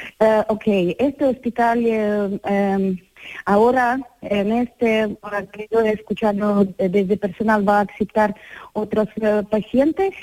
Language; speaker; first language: Spanish; non-native, learner; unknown